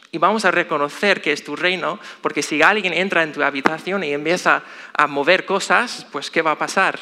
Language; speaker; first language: Spanish; non-native, fluent; English